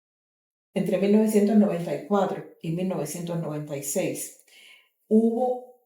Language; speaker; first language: Spanish; native; Spanish